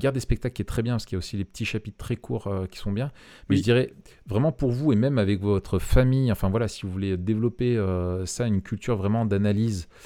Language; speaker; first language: French; native; French